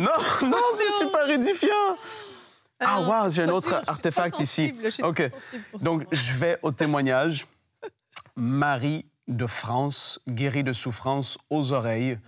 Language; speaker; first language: French; native; French